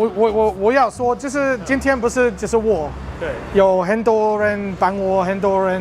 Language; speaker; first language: Chinese; non-native, learner; English